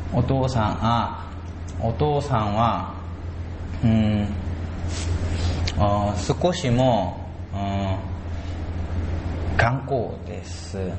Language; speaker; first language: Japanese; non-native, learner; Korean